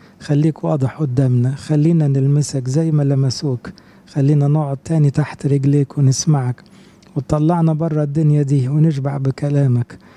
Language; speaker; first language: Arabic; native; Arabic